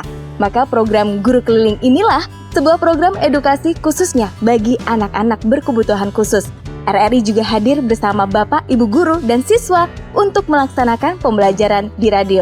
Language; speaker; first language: Indonesian; native; Indonesian